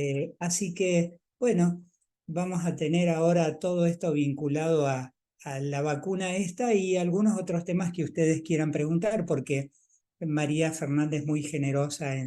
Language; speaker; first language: Spanish; native; Spanish